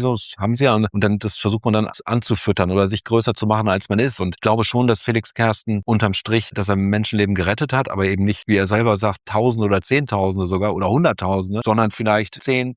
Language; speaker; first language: German; native; German